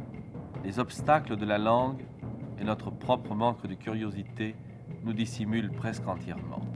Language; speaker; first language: French; native; French